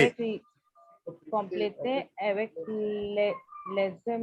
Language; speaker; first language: French; non-native, learner; Urdu